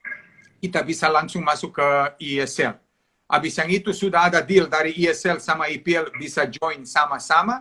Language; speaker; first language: Indonesian; non-native, fluent; Serbian